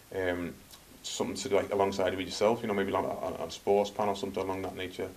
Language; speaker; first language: English; native; English